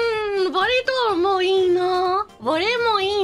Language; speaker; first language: Japanese; non-native, learner; English